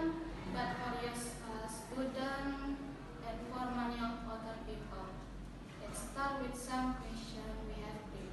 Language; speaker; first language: English; non-native, learner; Indonesian